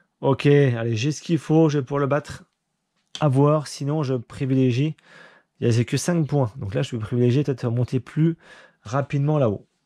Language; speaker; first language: French; native; French